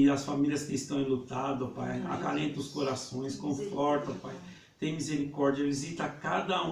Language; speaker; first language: Portuguese; native; Portuguese